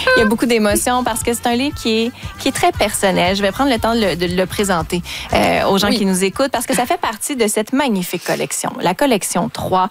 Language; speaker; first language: French; native; French